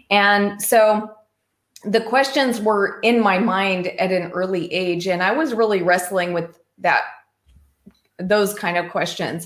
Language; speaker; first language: English; native; English